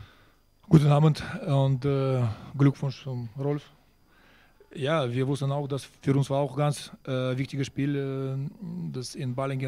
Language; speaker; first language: German; non-native, fluent; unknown